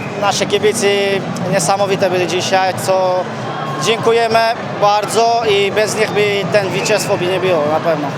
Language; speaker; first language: Polish; non-native, learner; Armenian